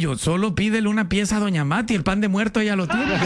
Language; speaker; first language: Spanish; native; Spanish